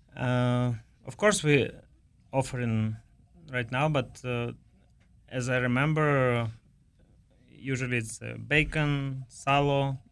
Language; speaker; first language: English; non-native, learner; Ukrainian